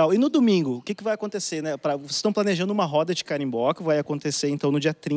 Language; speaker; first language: Portuguese; native; Portuguese